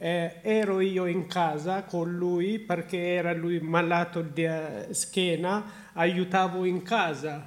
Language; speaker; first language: Italian; non-native, learner; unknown